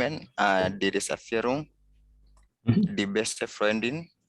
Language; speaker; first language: German; non-native, learner; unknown